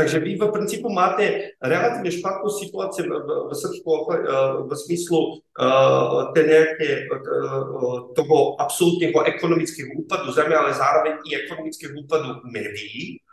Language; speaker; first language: Czech; non-native, fluent; Serbian